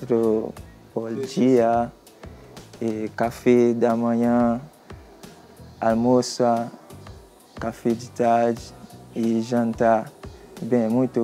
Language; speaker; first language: Portuguese; non-native, learner; Haitian Creole